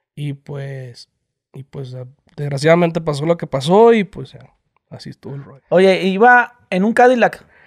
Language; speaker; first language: Spanish; native; Spanish